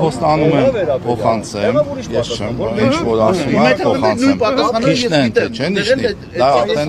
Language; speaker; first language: Armenian; native; Armenian